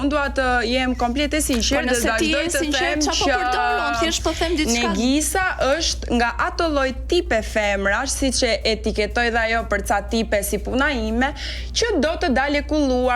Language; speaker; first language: Albanian; native; Albanian